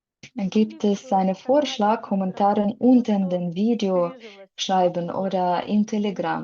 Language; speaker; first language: German; non-native, learner; Russian